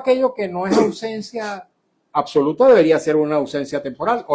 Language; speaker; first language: Spanish; native; Spanish